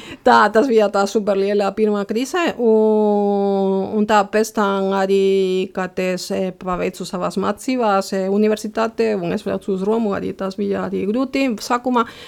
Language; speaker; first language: Latvian; non-native, fluent; Spanish